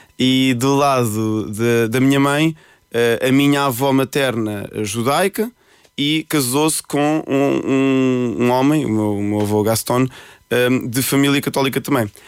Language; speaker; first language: Portuguese; early bilingual, other home language; Spanish